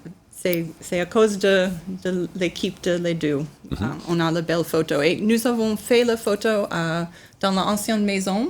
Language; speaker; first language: French; non-native, learner; English